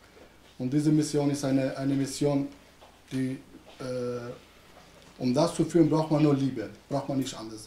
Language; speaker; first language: German; non-native, fluent; Albanian